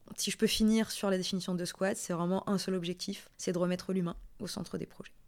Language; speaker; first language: French; non-native, local second language; Arabic